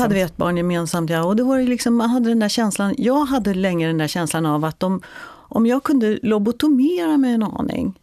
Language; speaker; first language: Swedish; native; Swedish